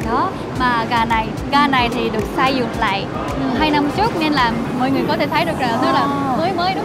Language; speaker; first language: Vietnamese; non-native, fluent; Japanese